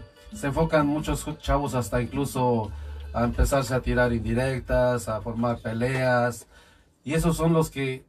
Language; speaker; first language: Spanish; native; Spanish